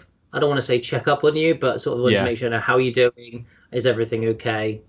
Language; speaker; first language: English; native; English